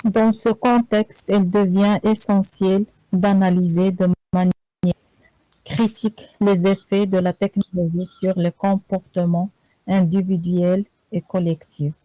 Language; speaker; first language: French; non-native, learner; Arabic